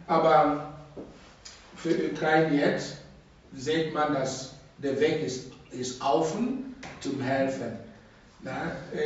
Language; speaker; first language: German; non-native, learner; Russian